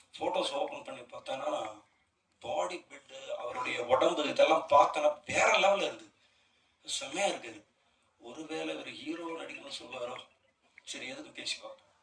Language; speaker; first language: Tamil; native; Tamil